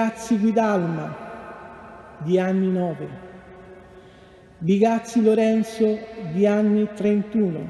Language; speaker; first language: Italian; native; Italian